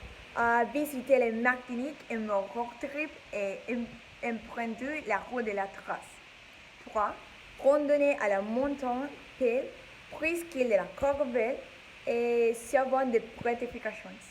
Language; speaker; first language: French; non-native, learner; English